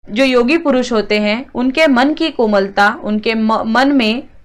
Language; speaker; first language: Hindi; non-native, local second language; Marathi